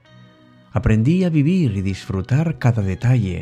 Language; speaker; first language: Spanish; native; Spanish